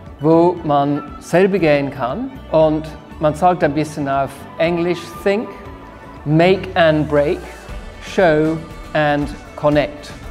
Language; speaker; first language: German; non-native, fluent; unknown